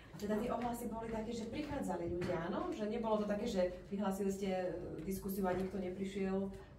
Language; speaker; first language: Slovak; native; Slovak